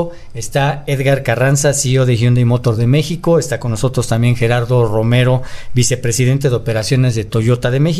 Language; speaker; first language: Spanish; native; Spanish